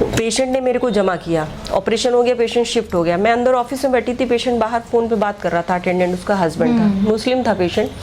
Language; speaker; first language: Hindi; native; Hindi